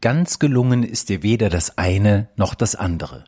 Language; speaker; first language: German; native; German